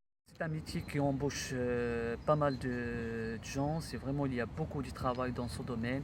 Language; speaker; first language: French; non-native, local second language; Arabic